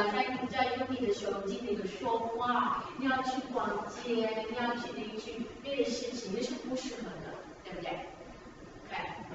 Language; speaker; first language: Chinese; non-native, fluent; English